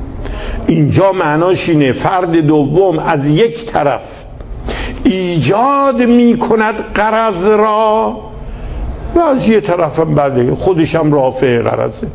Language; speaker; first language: Persian; native; Persian